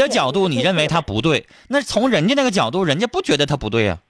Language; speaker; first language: Chinese; native; Chinese